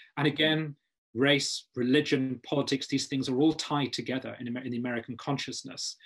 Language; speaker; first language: English; native; English